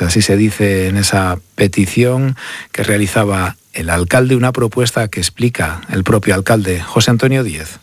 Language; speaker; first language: Spanish; native; Spanish